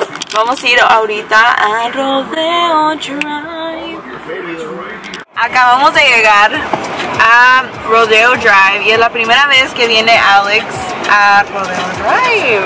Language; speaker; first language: Spanish; early bilingual, heritage; Spanish